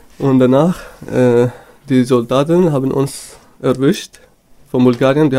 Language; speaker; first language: German; non-native, fluent; Kurdish